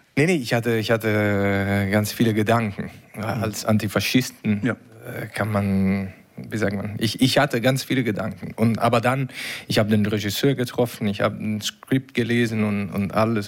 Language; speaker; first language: German; non-native, learner; Italian